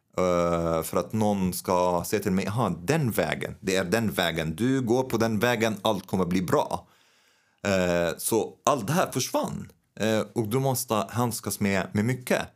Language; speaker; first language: Swedish; non-native, fluent; Arabic